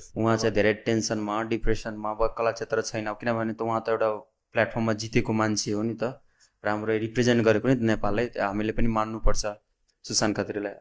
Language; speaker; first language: Nepali; non-native, local second language; Bhojpuri